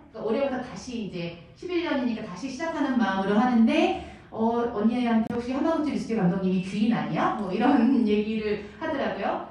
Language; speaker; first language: Korean; native; Korean